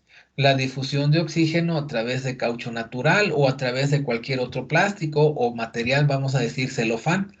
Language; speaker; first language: Spanish; native; Spanish